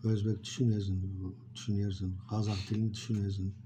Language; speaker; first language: Turkish; non-native, learner; Kyrgyz